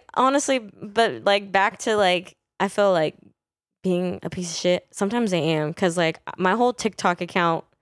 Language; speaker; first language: English; early bilingual, other home language; Filipino